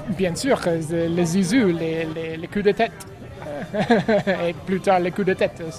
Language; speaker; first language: French; non-native, learner; English